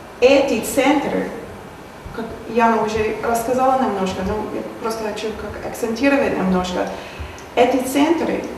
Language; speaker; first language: Russian; non-native, learner; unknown